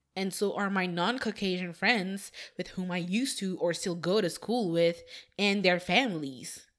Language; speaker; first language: English; non-native, fluent; Dutch